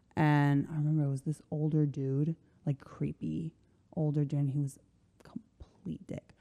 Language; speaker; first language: English; early bilingual, other home language; Slovenian